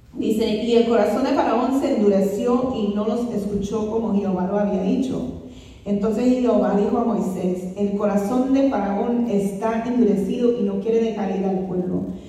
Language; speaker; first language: Spanish; non-native, fluent; English